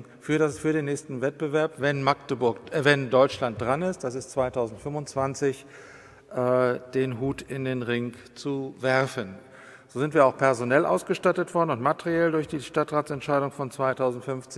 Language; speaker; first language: German; native; German